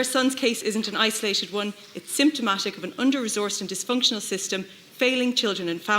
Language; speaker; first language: English; native; English